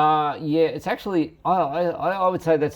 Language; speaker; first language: English; native; English